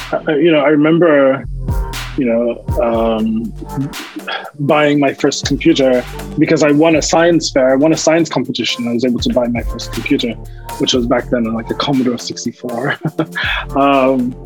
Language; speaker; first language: English; native; English